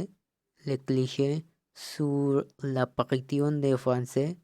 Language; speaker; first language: French; non-native, learner; Spanish